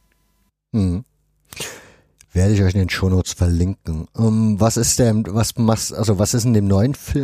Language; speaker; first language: German; native; German